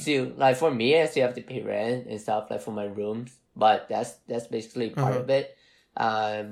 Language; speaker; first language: English; non-native, fluent; Vietnamese